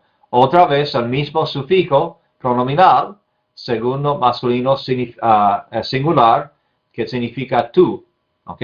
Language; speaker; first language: Spanish; non-native, fluent; English